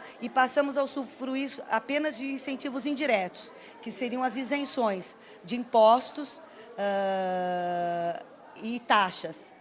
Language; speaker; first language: Portuguese; native; Portuguese